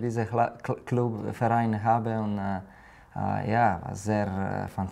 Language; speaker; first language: German; non-native, learner; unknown